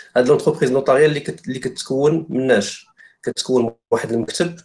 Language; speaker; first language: French; non-native, local second language; Arabic